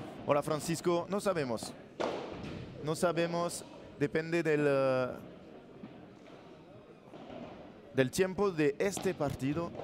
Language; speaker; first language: Spanish; non-native, learner; French